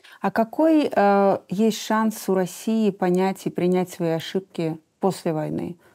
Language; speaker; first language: Russian; native; Russian